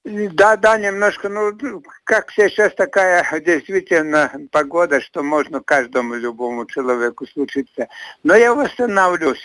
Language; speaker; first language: Russian; non-native, fluent; Latvian